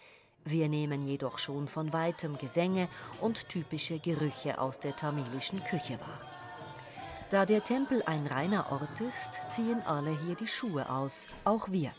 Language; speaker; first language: German; native; German